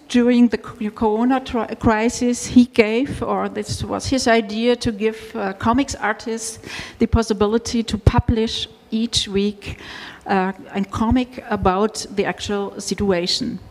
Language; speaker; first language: English; non-native, fluent; German